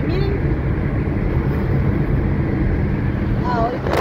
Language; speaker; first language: Spanish; native; Spanish